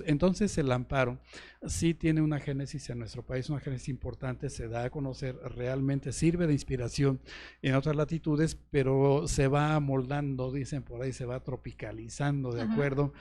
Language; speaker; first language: Spanish; native; Spanish